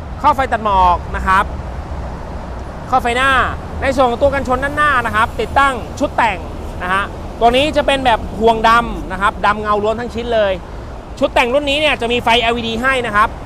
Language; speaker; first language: Thai; native; Thai